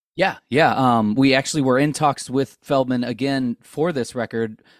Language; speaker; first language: English; native; English